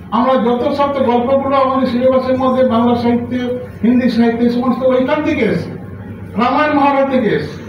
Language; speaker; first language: Bangla; non-native, local second language; Santali